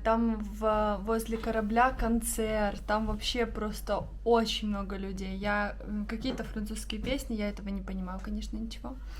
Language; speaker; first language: Russian; native; Russian